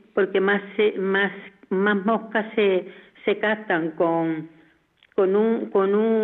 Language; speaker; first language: Spanish; native; Spanish